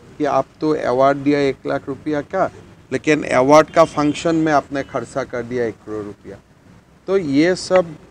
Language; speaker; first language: Hindi; non-native, local second language; Assamese